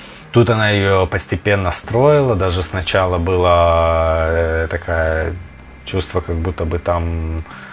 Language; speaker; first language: Russian; early bilingual, other home language; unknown